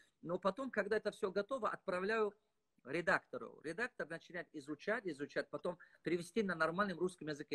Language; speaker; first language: Russian; non-native, fluent; Tajik